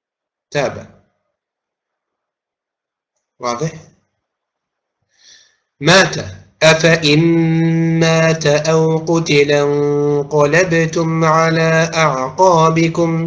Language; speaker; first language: Arabic; non-native, fluent; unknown